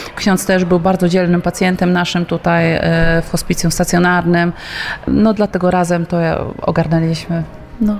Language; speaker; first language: Polish; native; Polish